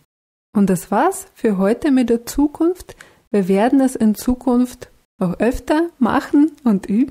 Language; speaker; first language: German; non-native, fluent; Russian